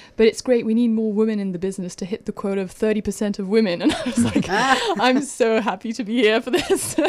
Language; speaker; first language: English; non-native, fluent; French